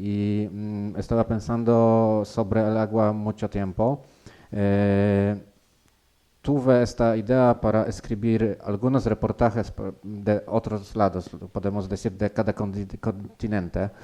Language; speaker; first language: Spanish; non-native, learner; Polish